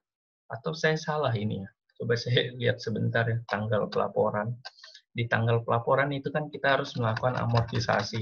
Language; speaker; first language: Indonesian; native; Indonesian